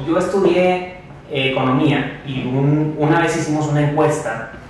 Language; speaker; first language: Spanish; native; Spanish